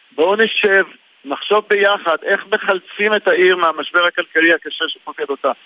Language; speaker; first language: Hebrew; native; Hebrew